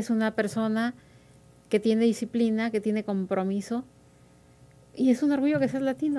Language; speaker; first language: Spanish; native; Spanish